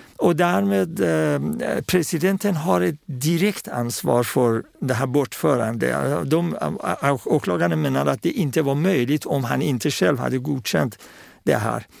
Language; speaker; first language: Swedish; non-native, fluent; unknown